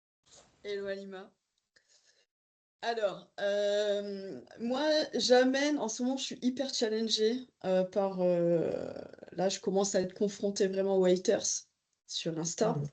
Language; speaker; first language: French; native; French